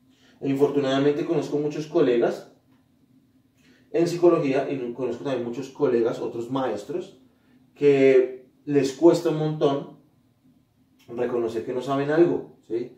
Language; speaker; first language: Spanish; native; Spanish